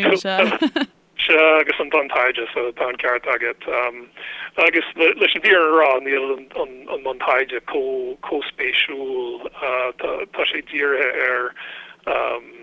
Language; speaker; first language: Irish; non-native, fluent; English